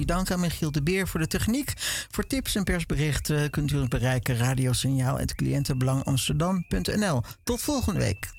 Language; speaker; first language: Dutch; native; Dutch